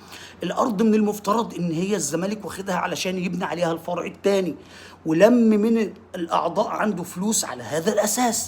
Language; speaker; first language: Arabic; native; Arabic